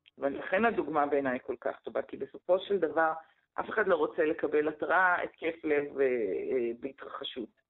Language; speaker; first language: Hebrew; native; Hebrew